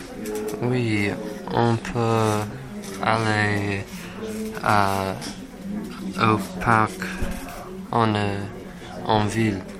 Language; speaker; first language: French; non-native, learner; English